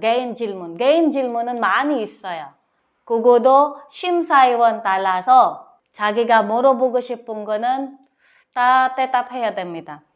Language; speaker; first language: Korean; non-native, fluent; Filipino